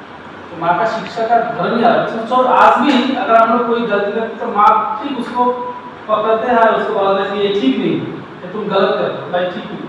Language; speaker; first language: Hindi; non-native, local second language; Bangla